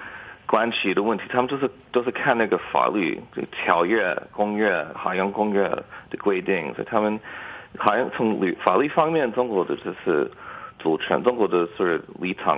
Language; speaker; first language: Chinese; early bilingual, heritage; English